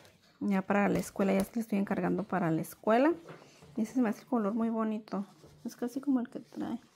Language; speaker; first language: Spanish; native; Spanish